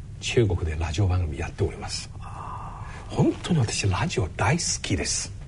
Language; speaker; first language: Japanese; non-native, fluent; Chinese